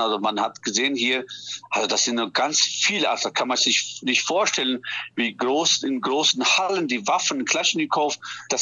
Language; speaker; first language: German; non-native, fluent; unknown